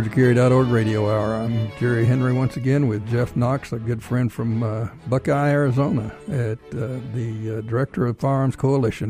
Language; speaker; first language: English; native; English